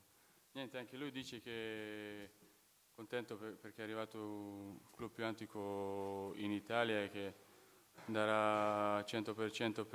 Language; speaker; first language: Italian; non-native, fluent; Serbian